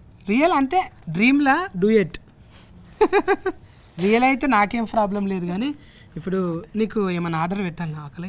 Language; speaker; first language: Telugu; native; Telugu